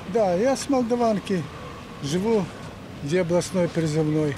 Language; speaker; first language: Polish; early bilingual, heritage; Russian